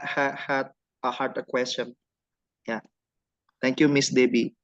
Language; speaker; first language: English; non-native, learner; Indonesian